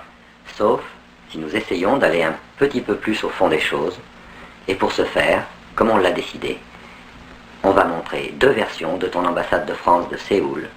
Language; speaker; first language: French; native; French